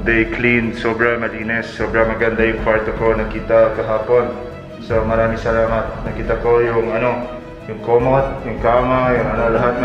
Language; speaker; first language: Filipino; non-native, learner; Arabic